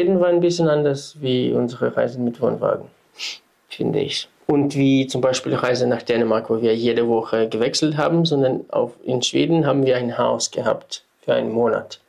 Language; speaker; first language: German; non-native, fluent; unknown